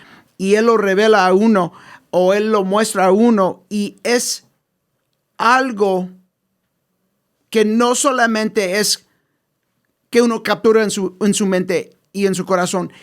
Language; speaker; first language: Spanish; early bilingual, heritage; English